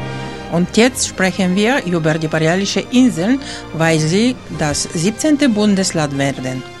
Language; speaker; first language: German; non-native, learner; Spanish